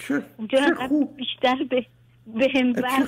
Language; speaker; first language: Persian; native; Persian